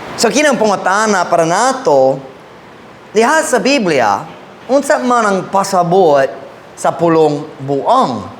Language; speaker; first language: Cebuano; non-native, fluent; English